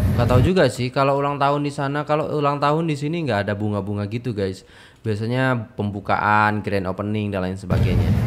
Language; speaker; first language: Indonesian; native; Indonesian